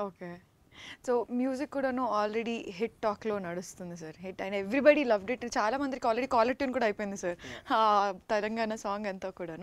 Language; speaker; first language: Telugu; native; Telugu